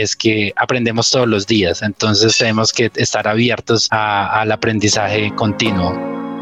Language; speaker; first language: Spanish; native; Spanish